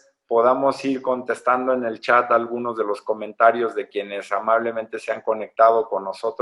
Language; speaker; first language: Spanish; native; Spanish